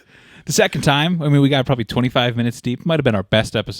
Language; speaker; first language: English; native; English